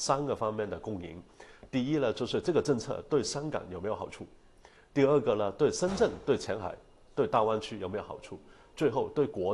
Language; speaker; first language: Chinese; non-native, local second language; Cantonese